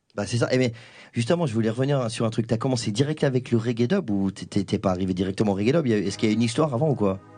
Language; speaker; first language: French; native; French